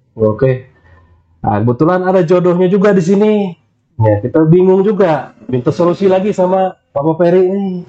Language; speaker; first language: Indonesian; non-native, local second language; Sundanese